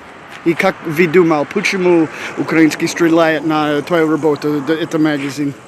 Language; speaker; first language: Russian; non-native, learner; English